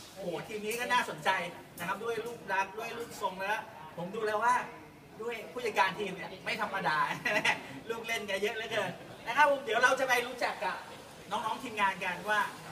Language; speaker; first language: Thai; native; Thai